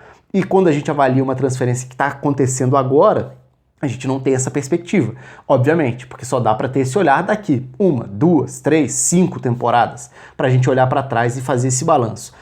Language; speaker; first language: Portuguese; native; Portuguese